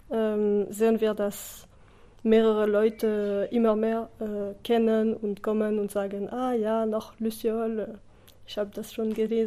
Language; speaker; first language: German; non-native, learner; French